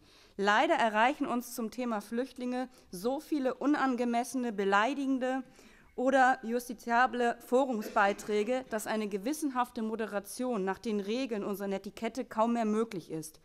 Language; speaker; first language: German; native; German